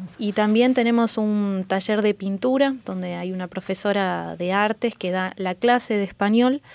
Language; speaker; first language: Spanish; native; Spanish